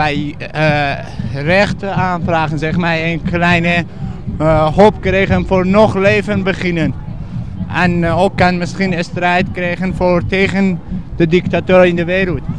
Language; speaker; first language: Dutch; non-native, learner; Persian